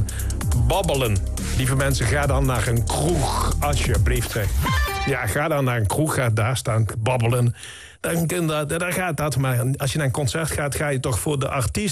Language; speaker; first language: Dutch; native; Dutch